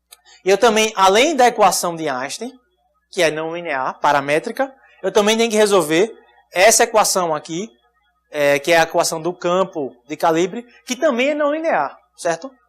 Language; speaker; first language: Portuguese; native; Portuguese